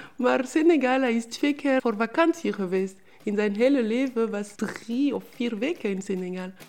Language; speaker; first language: Dutch; non-native, fluent; French